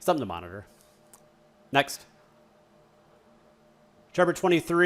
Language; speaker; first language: English; native; English